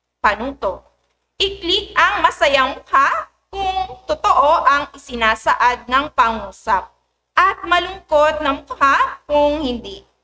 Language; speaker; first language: Filipino; native; Filipino